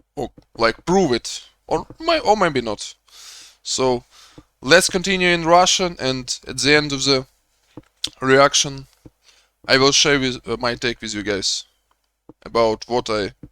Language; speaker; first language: English; non-native, learner; Russian